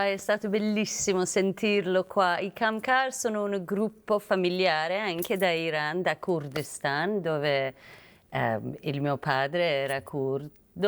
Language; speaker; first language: Italian; non-native, fluent; Persian